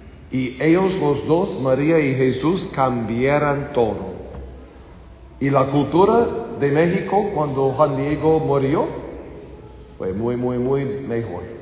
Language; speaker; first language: Spanish; non-native, learner; English